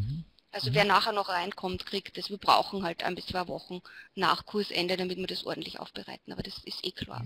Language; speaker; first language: German; native; German